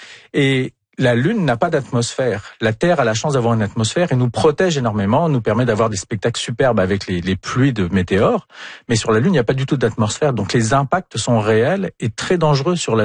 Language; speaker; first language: French; native; French